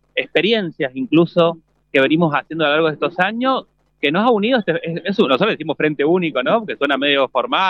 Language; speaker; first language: Spanish; native; Spanish